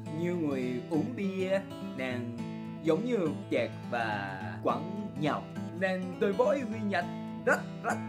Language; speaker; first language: Vietnamese; non-native, learner; Japanese